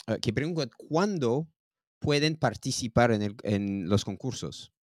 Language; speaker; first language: Spanish; non-native, learner; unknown